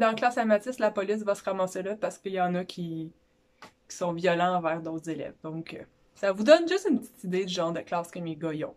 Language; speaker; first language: French; native; French